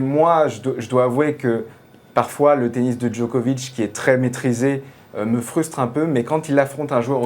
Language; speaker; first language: French; native; French